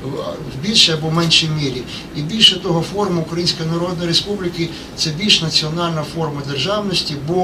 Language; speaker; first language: Ukrainian; native; Ukrainian